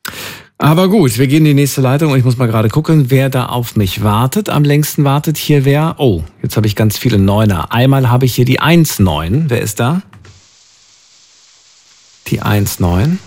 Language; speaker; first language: German; native; German